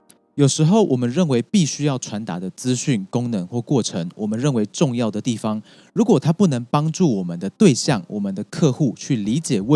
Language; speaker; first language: Chinese; native; Chinese